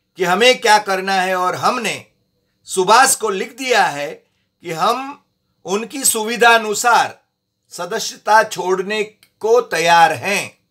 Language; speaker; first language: Hindi; non-native, local second language; Gujarati